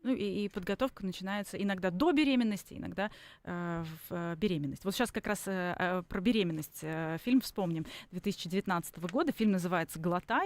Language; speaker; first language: Russian; native; Russian